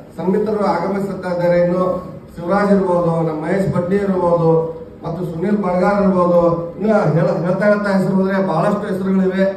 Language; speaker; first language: Kannada; native; Kannada